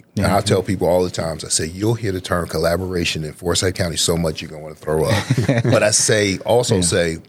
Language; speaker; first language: English; native; English